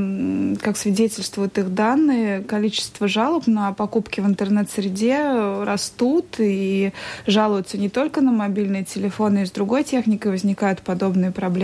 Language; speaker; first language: Russian; native; Russian